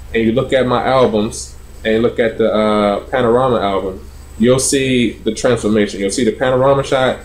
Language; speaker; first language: English; native; English